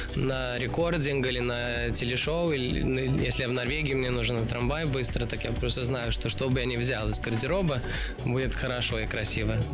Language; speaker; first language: Russian; early bilingual, other home language; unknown